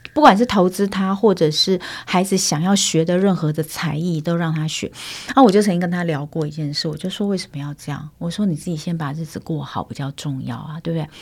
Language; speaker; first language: Chinese; native; Chinese